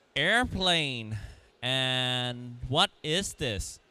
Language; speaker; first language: English; non-native, fluent; Vietnamese